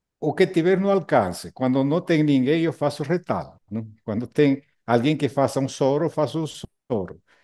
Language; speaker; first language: Portuguese; non-native, fluent; Spanish